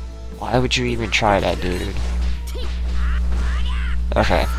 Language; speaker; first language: English; native; English